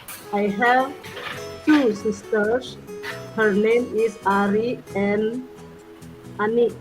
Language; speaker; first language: English; non-native, learner; Indonesian